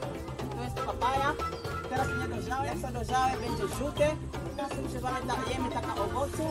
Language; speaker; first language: Polish; non-native, learner; Swahili